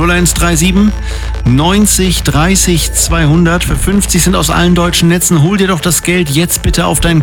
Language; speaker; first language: German; native; German